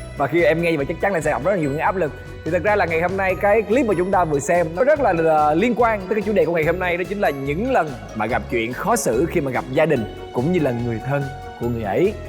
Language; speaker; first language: Vietnamese; native; Vietnamese